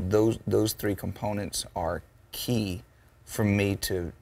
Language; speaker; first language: English; native; English